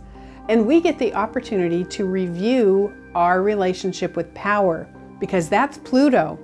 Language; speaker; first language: English; native; English